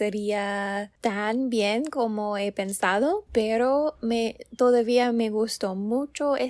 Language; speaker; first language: Spanish; non-native, learner; English